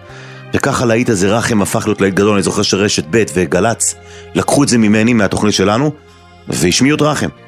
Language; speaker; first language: Hebrew; native; Hebrew